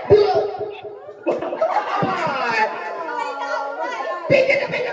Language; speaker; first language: Filipino; native; Filipino